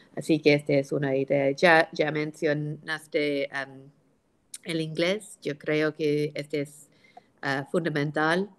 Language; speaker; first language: Spanish; non-native, fluent; English